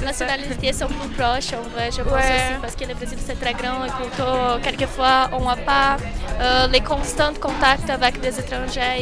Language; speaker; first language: French; non-native, learner; Portuguese